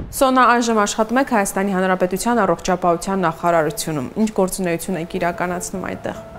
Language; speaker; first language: Armenian; native; Armenian